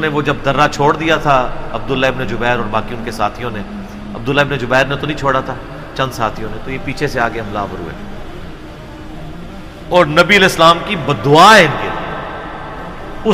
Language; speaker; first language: Urdu; non-native, local second language; Punjabi